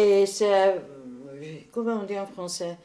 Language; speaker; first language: French; non-native, learner; Hungarian